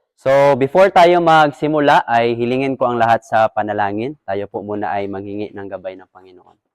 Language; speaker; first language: Filipino; native; Filipino